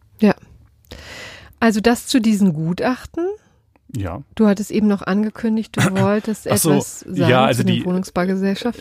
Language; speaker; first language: German; native; German